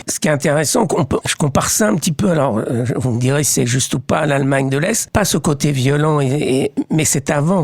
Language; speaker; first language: French; native; French